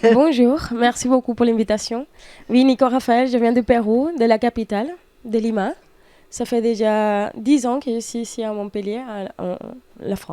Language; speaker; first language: French; non-native, fluent; Spanish